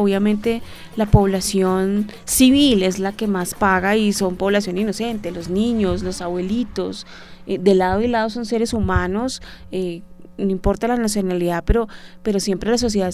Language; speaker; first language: Spanish; native; Spanish